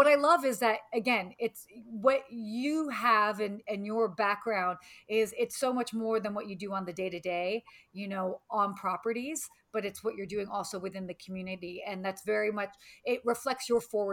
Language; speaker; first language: English; native; English